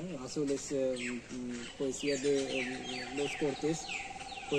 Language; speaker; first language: Spanish; non-native, learner; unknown